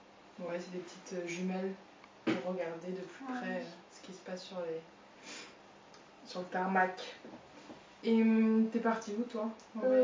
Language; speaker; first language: French; native; French